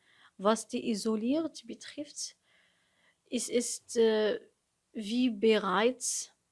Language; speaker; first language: German; non-native, learner; Arabic